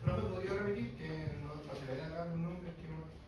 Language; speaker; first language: Spanish; native; Spanish